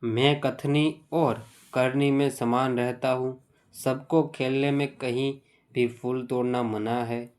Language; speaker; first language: Hindi; non-native, local second language; Gujarati